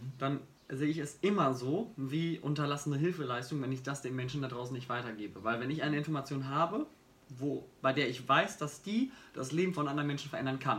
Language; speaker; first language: German; native; German